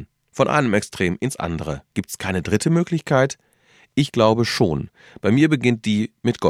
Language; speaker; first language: German; native; German